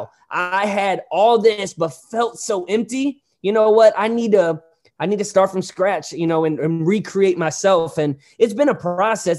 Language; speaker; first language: English; native; English